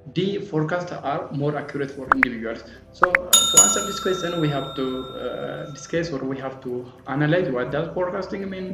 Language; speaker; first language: English; non-native, local second language; Amharic